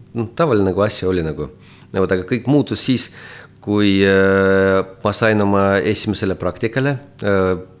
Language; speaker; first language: Estonian; non-native, local second language; Russian